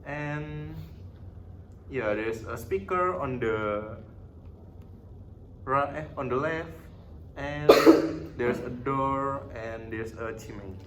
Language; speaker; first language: English; non-native, learner; Indonesian